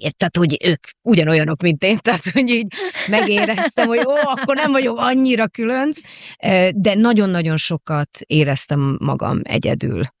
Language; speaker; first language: Hungarian; early bilingual, heritage; Hungarian